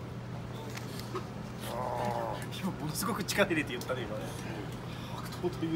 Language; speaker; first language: Japanese; native; Japanese